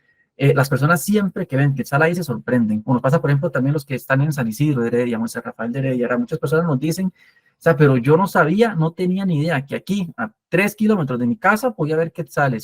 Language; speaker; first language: Spanish; native; Spanish